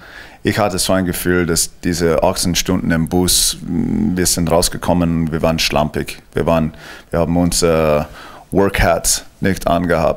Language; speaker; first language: German; non-native, fluent; English